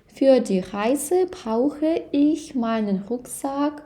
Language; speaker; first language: German; non-native, fluent; Ukrainian